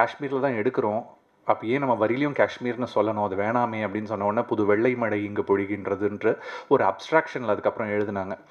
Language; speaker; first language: Tamil; native; Tamil